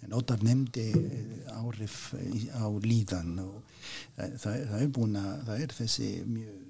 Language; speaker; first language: Icelandic; non-native, fluent; French